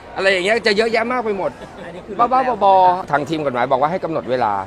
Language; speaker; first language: Thai; native; Thai